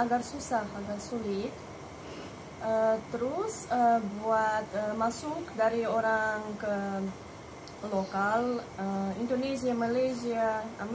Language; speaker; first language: Indonesian; non-native, fluent; Russian